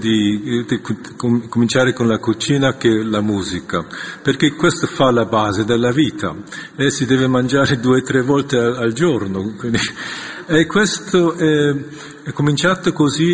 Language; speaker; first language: Italian; non-native, fluent; Korean